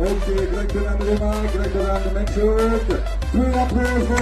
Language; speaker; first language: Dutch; non-native, local second language; French